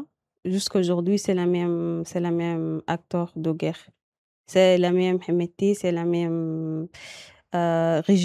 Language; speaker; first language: French; non-native, learner; Arabic